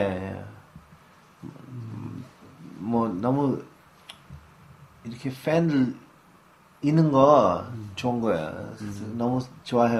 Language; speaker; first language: Korean; early bilingual, heritage; English